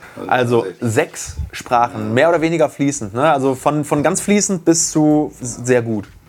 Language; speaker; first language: German; native; German